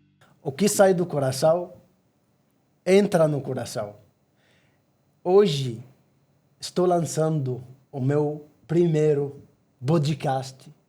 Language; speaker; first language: Portuguese; non-native, fluent; Arabic